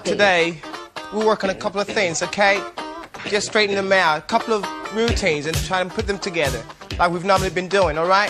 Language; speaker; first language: English; native; English